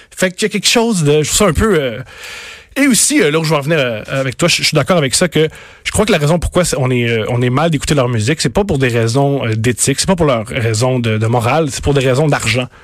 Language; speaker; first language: French; native; French